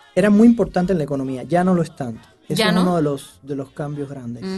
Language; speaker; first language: Spanish; native; Spanish